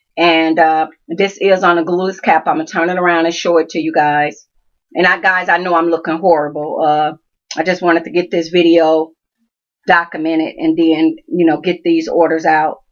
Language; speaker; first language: English; native; English